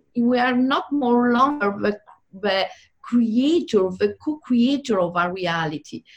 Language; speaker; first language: English; non-native, fluent; Italian